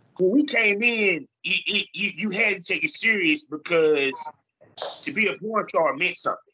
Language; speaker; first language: English; native; English